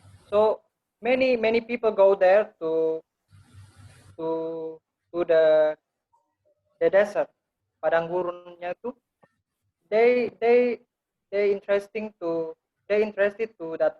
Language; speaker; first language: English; non-native, learner; Indonesian